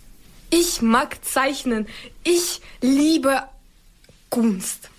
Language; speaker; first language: German; non-native, learner; Ukrainian